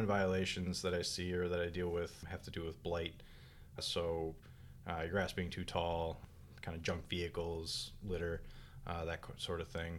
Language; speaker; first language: English; native; English